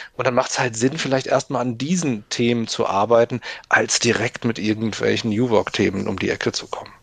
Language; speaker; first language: German; native; German